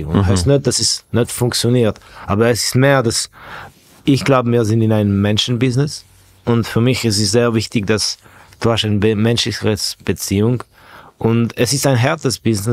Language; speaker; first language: German; non-native, fluent; Estonian